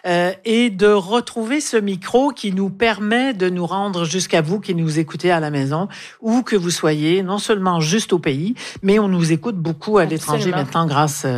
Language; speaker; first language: French; native; French